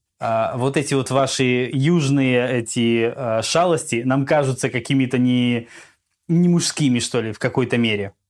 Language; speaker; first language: Russian; native; Russian